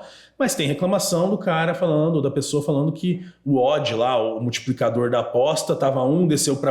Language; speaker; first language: Portuguese; native; Portuguese